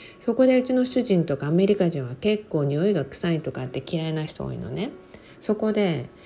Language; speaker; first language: Japanese; native; Japanese